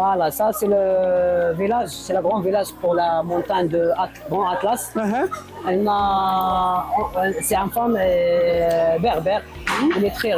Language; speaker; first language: French; non-native, local second language; Berber languages